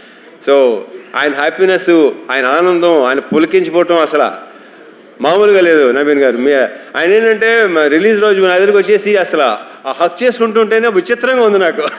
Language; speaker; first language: Telugu; native; Telugu